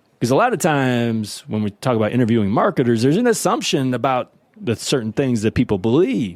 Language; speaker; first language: English; native; English